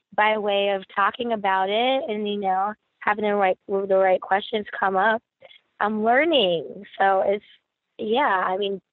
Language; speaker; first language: English; native; English